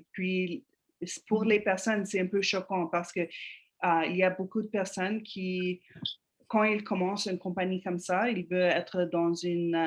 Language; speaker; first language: French; non-native, fluent; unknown